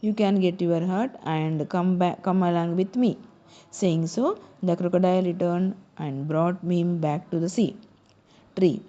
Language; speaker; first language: English; non-native, local second language; Telugu